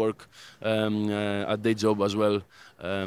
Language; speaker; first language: English; non-native, fluent; Greek